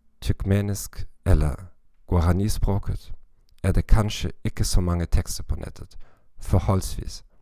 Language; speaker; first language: Norwegian; non-native, learner; German